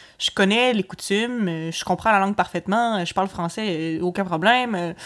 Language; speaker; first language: French; native; French